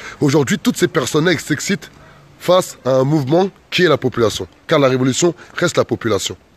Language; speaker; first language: French; early bilingual, other home language; Soninke